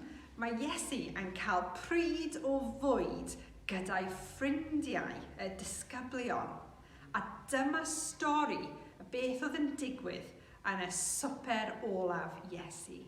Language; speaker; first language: Welsh; non-native, local second language; English